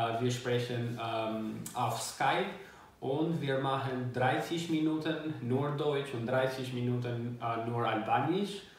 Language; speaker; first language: German; non-native, learner; Albanian